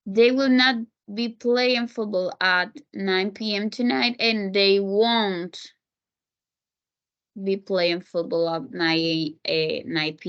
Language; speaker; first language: English; non-native, fluent; Spanish